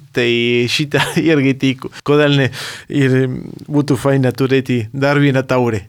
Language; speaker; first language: Lithuanian; early bilingual, heritage; Lithuanian